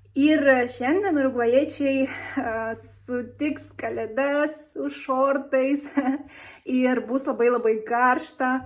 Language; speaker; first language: Lithuanian; early bilingual, other home language; Spanish